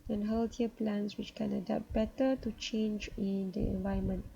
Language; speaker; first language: English; non-native, local second language; Malay